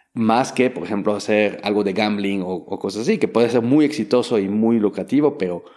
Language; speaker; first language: Spanish; non-native, fluent; French